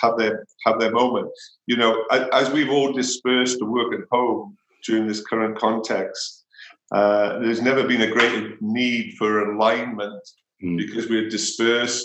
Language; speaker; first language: English; native; English